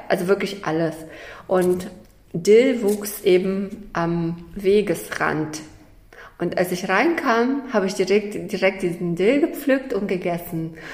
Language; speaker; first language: German; early bilingual, other home language; Russian